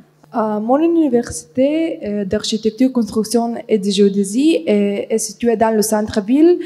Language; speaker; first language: French; non-native, fluent; Bulgarian